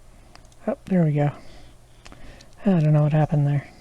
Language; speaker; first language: English; native; English